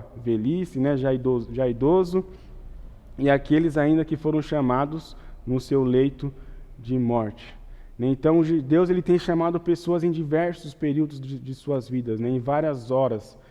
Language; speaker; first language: Portuguese; native; Portuguese